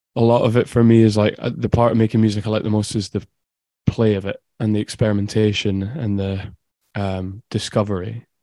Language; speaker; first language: English; native; English